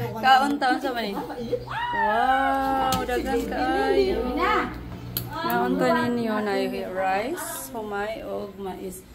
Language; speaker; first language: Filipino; non-native, local second language; Cebuano